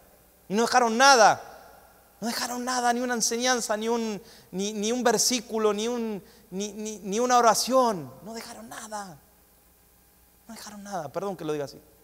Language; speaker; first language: Spanish; native; Spanish